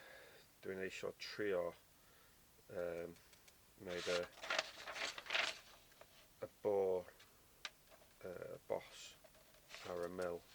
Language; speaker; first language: Welsh; non-native, learner; English